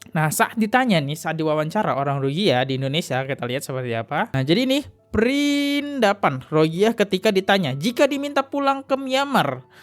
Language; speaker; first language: Indonesian; native; Indonesian